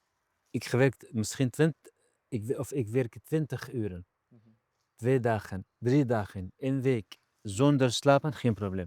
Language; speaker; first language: Dutch; non-native, learner; Arabic